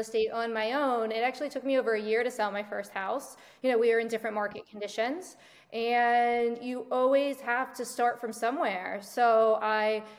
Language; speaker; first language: English; native; English